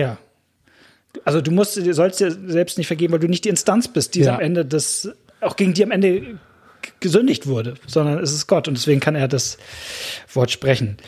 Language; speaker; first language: German; native; German